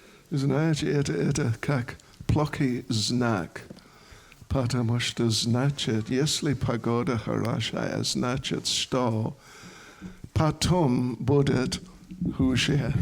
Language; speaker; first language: Russian; non-native, learner; English